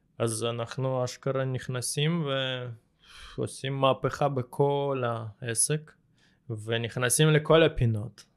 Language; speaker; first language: Hebrew; early bilingual, other home language; Russian